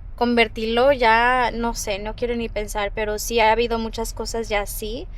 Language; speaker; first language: Spanish; early bilingual, heritage; Spanish